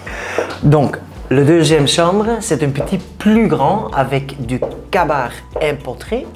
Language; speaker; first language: French; non-native, learner; Spanish